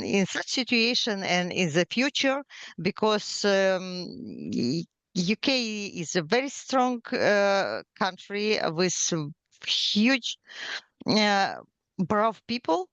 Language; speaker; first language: English; non-native, learner; Ukrainian